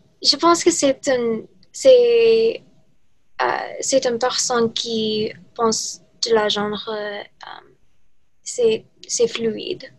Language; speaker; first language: French; non-native, learner; English